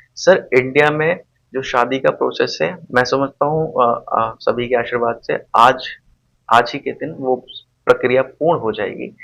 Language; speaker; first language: Hindi; native; Hindi